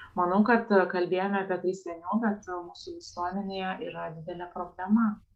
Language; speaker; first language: Lithuanian; native; Lithuanian